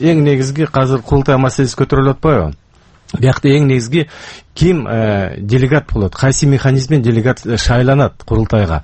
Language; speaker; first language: Kyrgyz; native; Kyrgyz